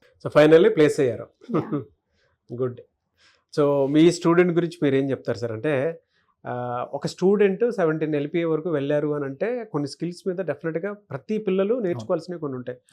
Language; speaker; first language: Telugu; native; Telugu